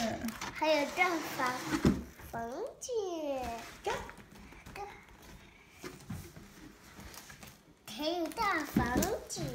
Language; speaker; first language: Chinese; early bilingual, other home language; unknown